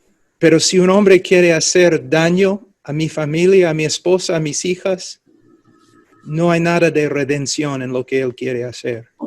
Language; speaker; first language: Spanish; non-native, fluent; English